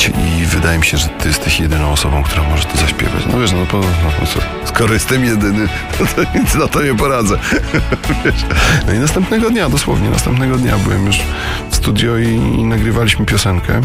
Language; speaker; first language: Polish; native; Polish